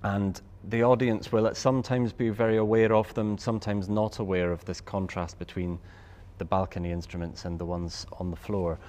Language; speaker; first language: English; native; English